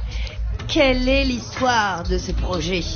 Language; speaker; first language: French; native; French